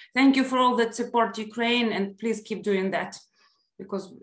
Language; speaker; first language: English; non-native, fluent; Ukrainian